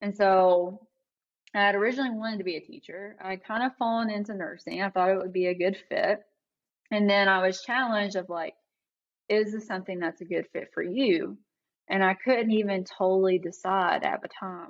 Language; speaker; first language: English; native; English